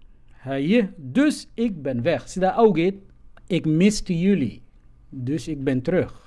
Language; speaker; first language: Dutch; non-native, fluent; Somali